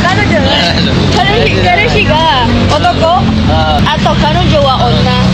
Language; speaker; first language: Japanese; non-native, learner; Filipino